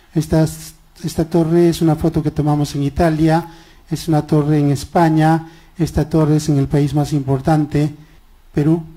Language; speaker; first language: Spanish; non-native, local second language; Quechua